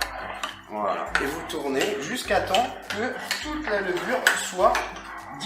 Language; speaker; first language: French; native; French